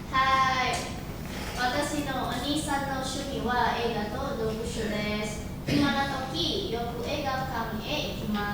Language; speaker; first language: Japanese; non-native, learner; Indonesian